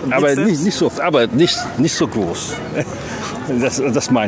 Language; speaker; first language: German; non-native, learner; English